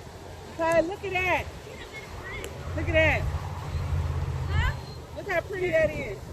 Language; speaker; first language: English; native; English